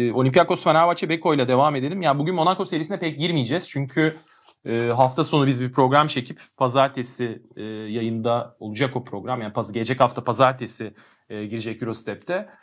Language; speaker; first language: Turkish; native; Turkish